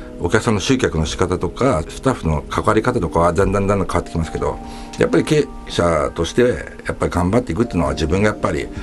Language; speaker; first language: Japanese; native; Japanese